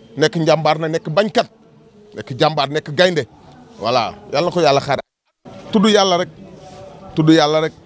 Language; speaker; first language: Wolof; native; Wolof